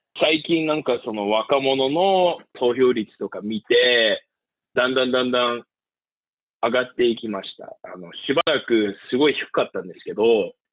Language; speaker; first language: Japanese; early bilingual, heritage; Japanese